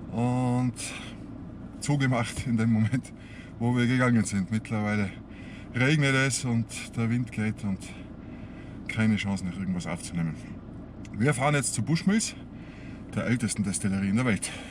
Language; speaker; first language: German; native; German